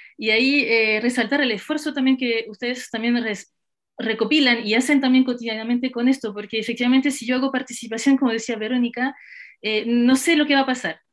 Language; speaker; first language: Spanish; non-native, fluent; French